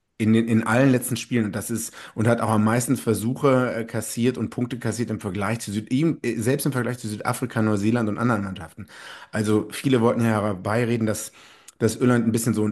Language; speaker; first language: German; native; German